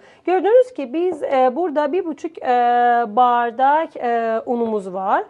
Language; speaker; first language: Turkish; non-native, fluent; Persian